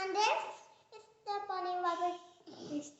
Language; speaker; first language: Estonian; early bilingual, heritage; Estonian